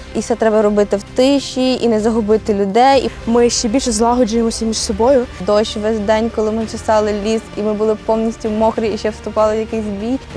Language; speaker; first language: Ukrainian; native; Ukrainian